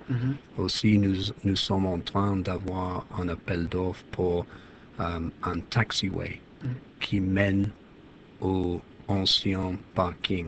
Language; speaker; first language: French; non-native, fluent; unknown